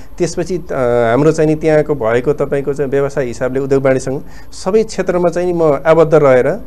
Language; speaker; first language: Nepali; native; Nepali